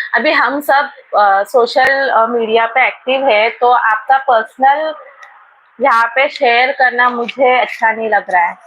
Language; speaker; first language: Hindi; non-native, local second language; Marathi